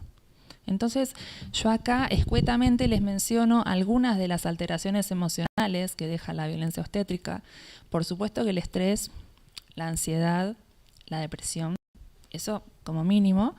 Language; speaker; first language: Spanish; native; Spanish